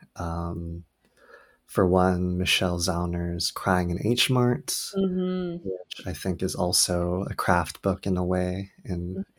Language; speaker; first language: English; native; English